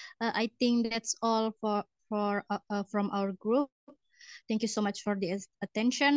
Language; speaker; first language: English; non-native, learner; Indonesian